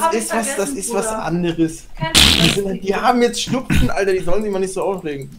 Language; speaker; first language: German; native; German